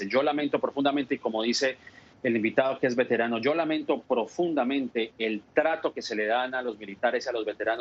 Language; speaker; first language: Spanish; native; Spanish